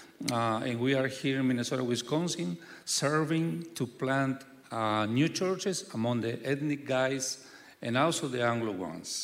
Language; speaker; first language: English; non-native, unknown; Spanish